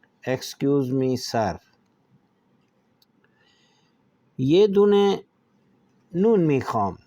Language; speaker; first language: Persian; non-native, fluent; Urdu